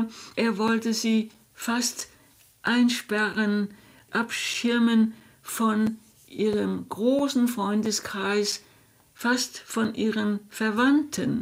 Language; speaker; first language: German; non-native, fluent; Danish